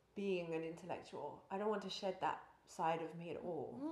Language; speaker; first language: English; native; English